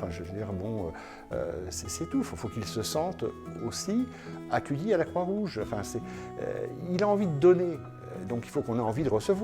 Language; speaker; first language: French; native; French